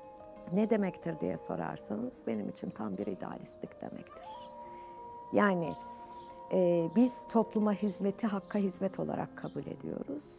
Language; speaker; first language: Turkish; native; Turkish